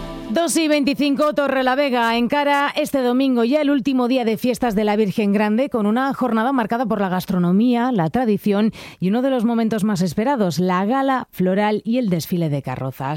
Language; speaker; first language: Spanish; native; Spanish